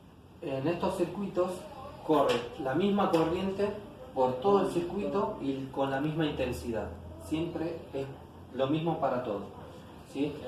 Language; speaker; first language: Spanish; native; Spanish